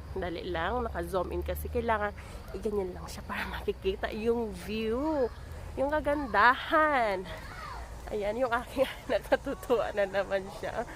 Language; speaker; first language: Filipino; native; Filipino